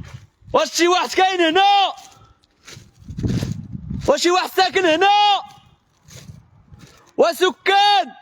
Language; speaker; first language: Arabic; native; Arabic